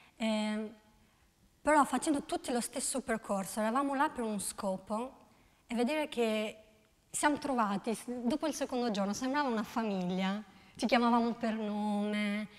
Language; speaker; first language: Italian; non-native, fluent; Albanian